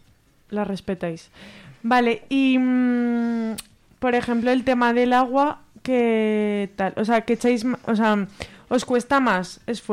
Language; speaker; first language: Spanish; native; Spanish